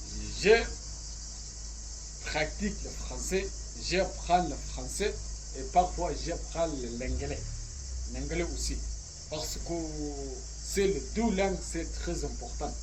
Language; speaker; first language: French; non-native, learner; Arabic